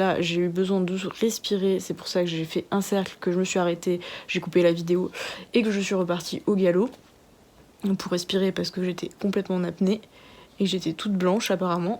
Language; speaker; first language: French; native; French